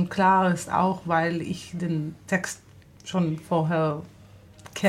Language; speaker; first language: German; non-native, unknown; Hebrew